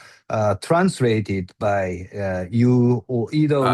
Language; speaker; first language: English; non-native, learner; Japanese